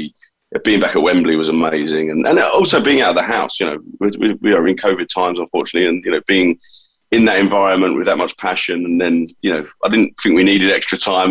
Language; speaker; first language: English; native; English